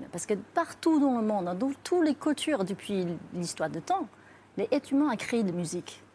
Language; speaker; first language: French; non-native, fluent; Chinese